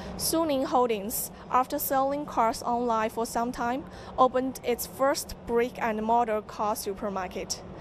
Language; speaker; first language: English; non-native, fluent; Chinese